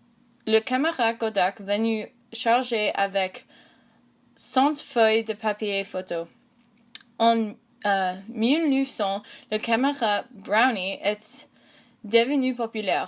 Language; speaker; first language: French; non-native, learner; English